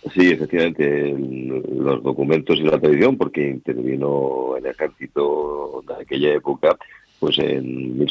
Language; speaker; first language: Spanish; native; Spanish